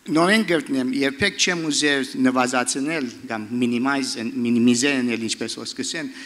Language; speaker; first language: Armenian; early bilingual, heritage; Armenian